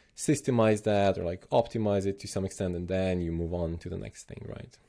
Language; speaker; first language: English; non-native, fluent; Slovenian